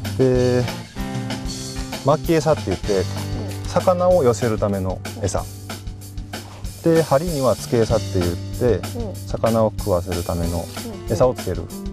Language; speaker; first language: Japanese; native; Japanese